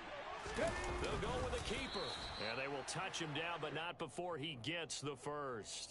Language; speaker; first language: English; native; English